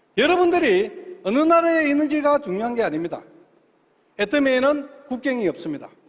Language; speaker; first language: Korean; native; Korean